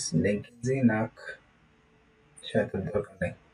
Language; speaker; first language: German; non-native, learner; Bangla